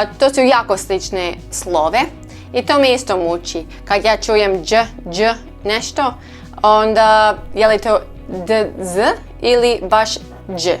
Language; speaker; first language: Croatian; non-native, learner; English